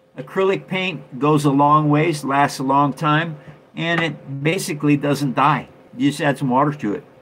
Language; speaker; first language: English; native; English